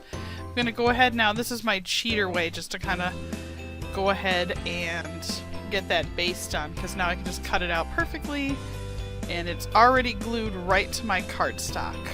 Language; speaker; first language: English; native; English